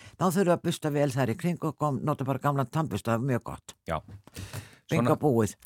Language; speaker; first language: Icelandic; native; Icelandic